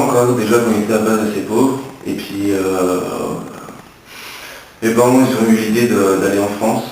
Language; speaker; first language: French; early bilingual, other home language; English